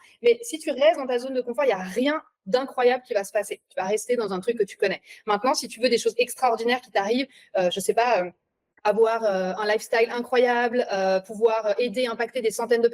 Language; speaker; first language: French; native; French